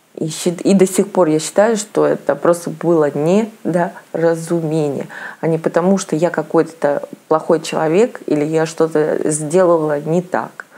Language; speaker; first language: Russian; native; Russian